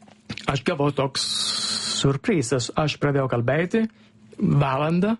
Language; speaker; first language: Lithuanian; non-native, fluent; Italian